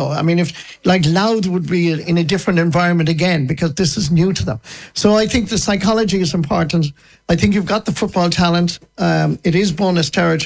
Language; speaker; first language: English; native; English